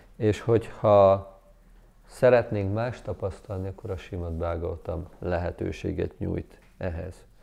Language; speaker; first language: Hungarian; native; Hungarian